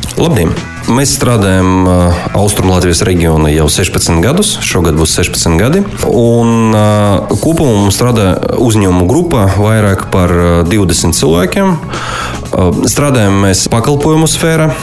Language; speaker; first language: Latvian; non-native, local second language; Russian